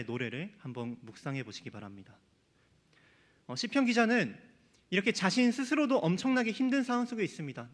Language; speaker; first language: Korean; native; Korean